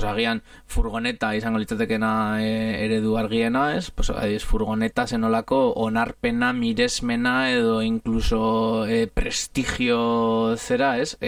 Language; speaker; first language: Basque; non-native, fluent; Italian